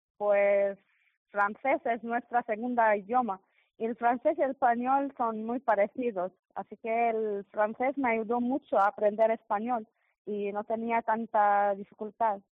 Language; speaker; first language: Spanish; non-native, fluent; Arabic